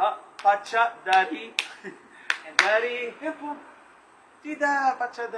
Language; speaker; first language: Indonesian; non-native, learner; Arabic